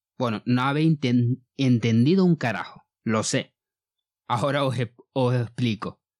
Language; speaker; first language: Spanish; non-native, fluent; Bambara